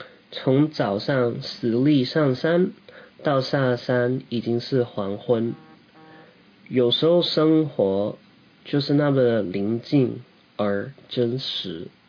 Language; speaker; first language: Chinese; native; Chinese